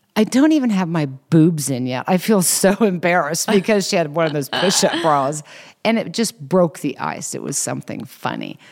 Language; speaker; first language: English; native; English